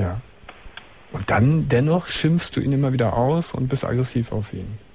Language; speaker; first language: German; native; German